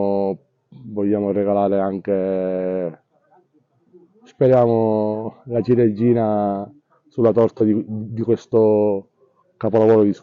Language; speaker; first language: Italian; native; Italian